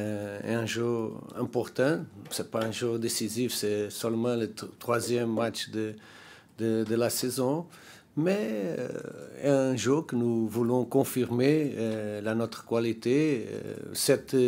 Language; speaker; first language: French; non-native, learner; Portuguese